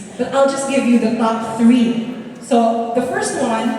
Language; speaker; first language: English; non-native, local second language; Filipino